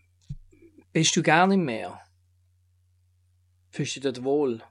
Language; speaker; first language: German; native; German